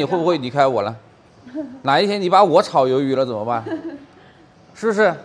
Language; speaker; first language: Chinese; native; Chinese